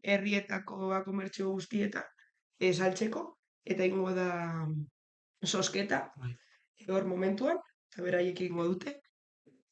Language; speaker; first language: Basque; non-native, local second language; Spanish